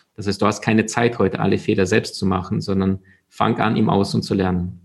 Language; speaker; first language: German; early bilingual, other home language; Russian